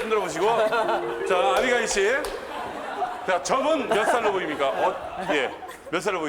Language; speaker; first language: Korean; native; Korean